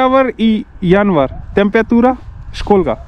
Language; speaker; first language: Russian; non-native, learner; Hindi